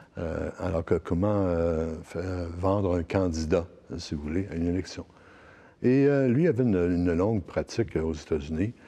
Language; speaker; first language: French; native; French